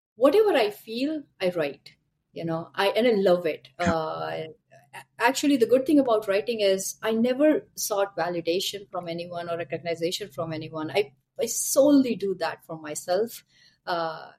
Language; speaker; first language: English; non-native, local second language; Hindi